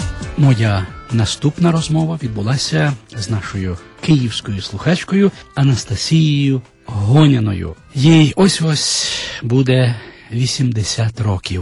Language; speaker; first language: Ukrainian; native; Ukrainian